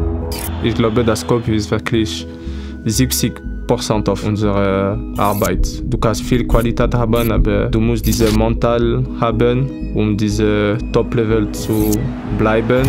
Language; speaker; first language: German; non-native, fluent; French